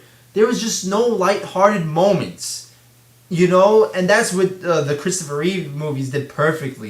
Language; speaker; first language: English; native; English